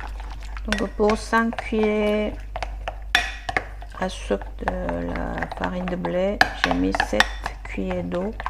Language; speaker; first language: French; non-native, learner; Korean